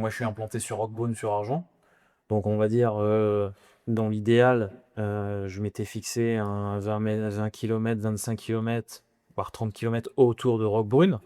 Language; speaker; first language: French; native; French